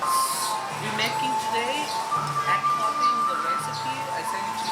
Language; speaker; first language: English; non-native, learner; Thai